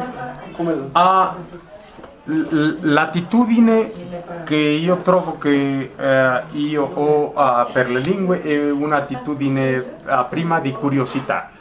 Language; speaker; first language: Italian; non-native, fluent; Spanish